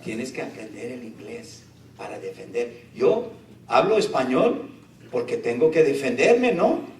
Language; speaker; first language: Spanish; early bilingual, heritage; Spanish